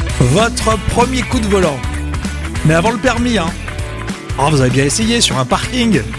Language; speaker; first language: French; native; French